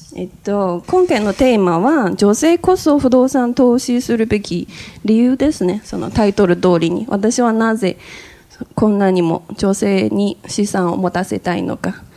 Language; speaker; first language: Japanese; non-native, fluent; Chinese